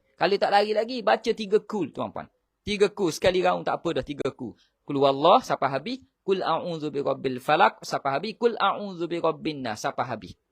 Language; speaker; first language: Malay; native; Malay